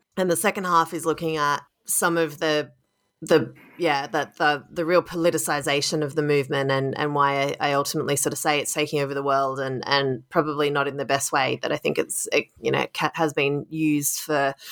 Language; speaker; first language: English; native; English